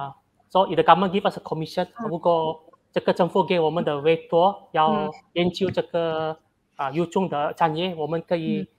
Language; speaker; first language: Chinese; non-native, learner; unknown